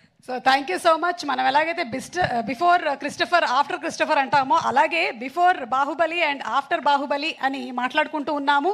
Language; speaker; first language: Telugu; native; Telugu